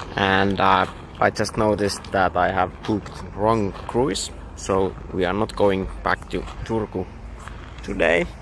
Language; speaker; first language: English; non-native, fluent; Finnish